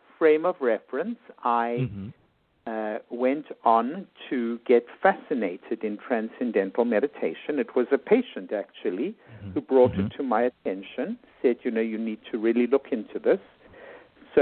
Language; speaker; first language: English; native; English